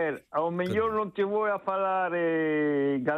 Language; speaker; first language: Galician; non-native, learner; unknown